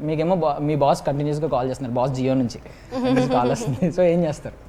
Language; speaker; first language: Telugu; native; Telugu